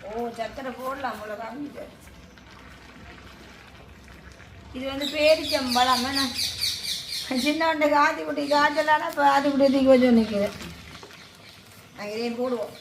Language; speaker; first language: Tamil; native; Tamil